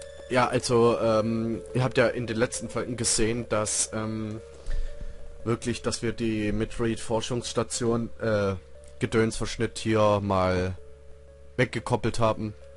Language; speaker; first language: German; native; German